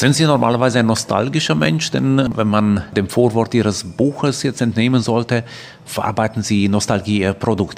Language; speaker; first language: German; native; German